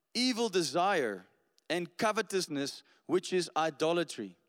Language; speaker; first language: English; non-native, local second language; Afrikaans